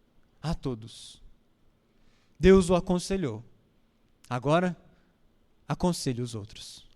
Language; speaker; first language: Portuguese; native; Portuguese